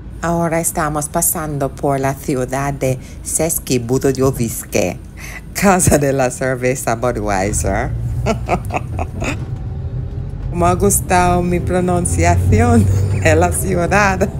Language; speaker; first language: Spanish; non-native, fluent; English